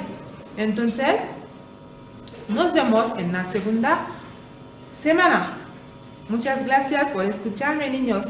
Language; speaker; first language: Spanish; non-native, fluent; Haitian Creole